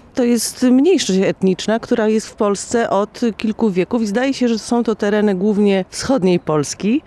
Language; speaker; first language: Polish; native; Polish